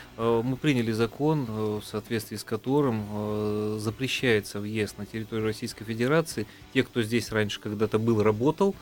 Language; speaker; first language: Russian; native; Russian